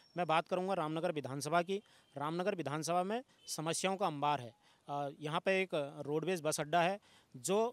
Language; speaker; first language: Hindi; native; Hindi